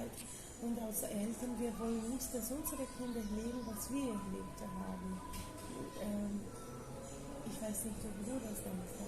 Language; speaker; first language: German; non-native, fluent; Portuguese